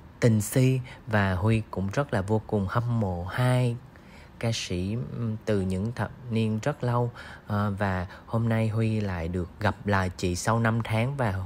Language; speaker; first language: Vietnamese; native; Vietnamese